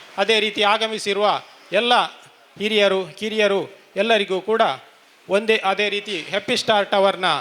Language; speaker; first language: Kannada; non-native, local second language; Badaga